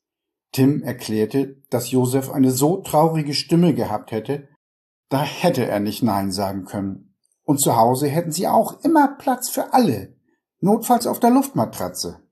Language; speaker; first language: German; native; German